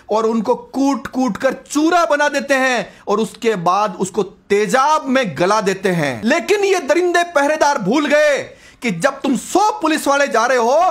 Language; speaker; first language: Hindi; native; Hindi